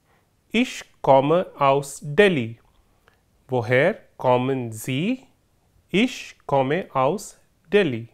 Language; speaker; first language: German; non-native, fluent; Hindi